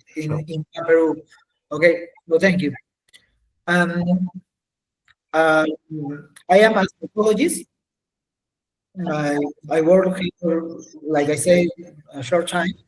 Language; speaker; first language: English; non-native, learner; Spanish